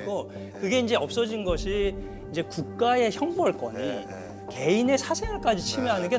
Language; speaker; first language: Korean; native; Korean